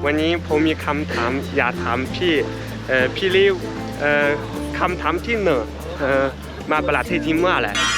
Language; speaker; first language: Thai; non-native, learner; Chinese